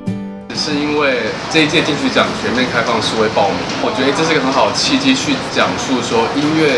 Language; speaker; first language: Chinese; native; Chinese